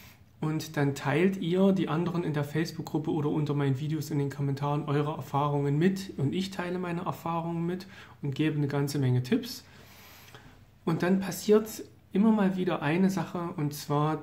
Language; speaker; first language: German; native; German